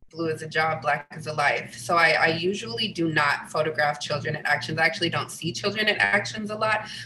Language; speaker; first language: English; native; English